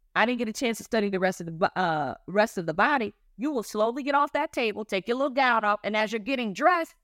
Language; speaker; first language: English; native; English